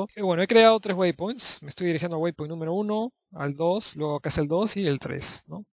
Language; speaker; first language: Spanish; native; Spanish